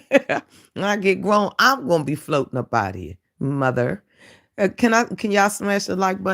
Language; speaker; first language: English; native; English